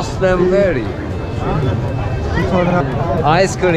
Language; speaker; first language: English; non-native, learner; Persian